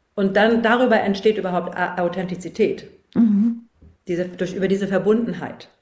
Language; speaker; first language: German; native; German